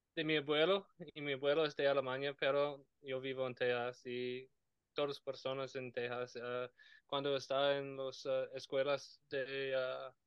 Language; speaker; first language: Spanish; non-native, learner; English